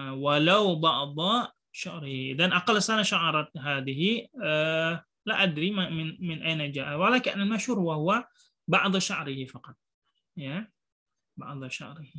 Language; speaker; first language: Arabic; non-native, fluent; Indonesian